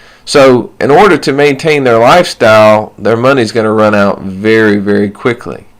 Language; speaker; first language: English; native; English